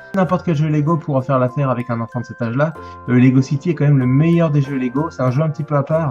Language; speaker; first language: French; native; French